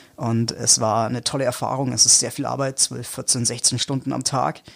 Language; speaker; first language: German; native; German